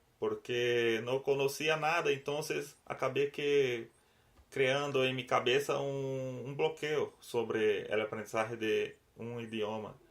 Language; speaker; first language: Spanish; non-native, learner; Portuguese